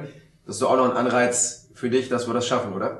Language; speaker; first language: German; native; German